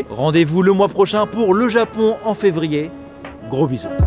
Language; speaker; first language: French; native; French